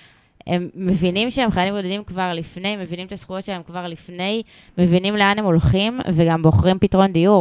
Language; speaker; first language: Hebrew; native; Hebrew